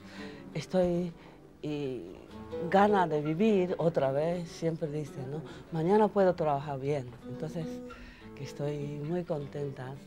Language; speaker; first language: Spanish; non-native, learner; Japanese